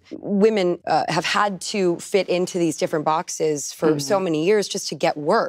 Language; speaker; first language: English; native; English